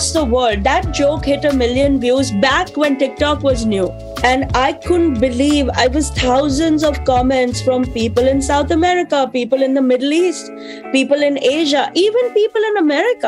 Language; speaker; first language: English; non-native, local second language; Hindi